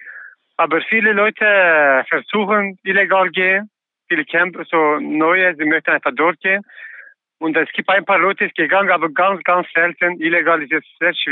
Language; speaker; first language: German; non-native, learner; Kurdish